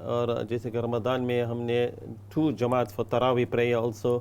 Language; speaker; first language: Urdu; non-native, learner; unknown